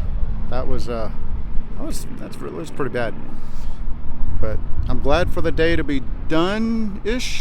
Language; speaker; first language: English; native; English